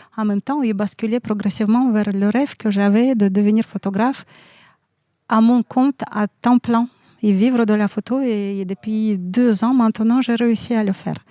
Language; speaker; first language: French; non-native, fluent; Russian